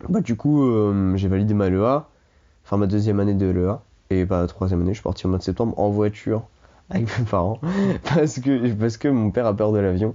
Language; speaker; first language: French; native; French